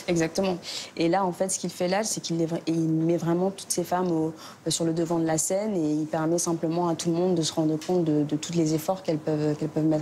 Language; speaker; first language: French; native; French